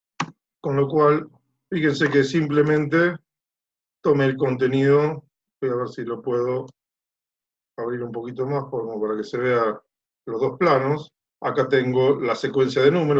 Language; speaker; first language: Spanish; native; Spanish